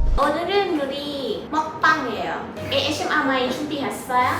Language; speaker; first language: Korean; non-native, learner; Thai